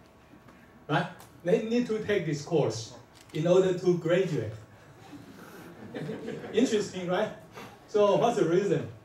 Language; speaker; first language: English; non-native, fluent; Chinese